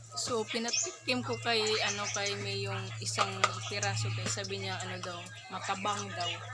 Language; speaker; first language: Filipino; non-native, local second language; Cebuano